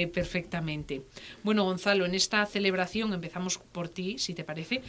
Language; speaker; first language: Spanish; native; Spanish